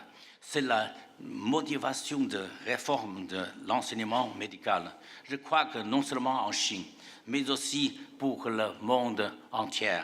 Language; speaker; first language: French; non-native, fluent; Chinese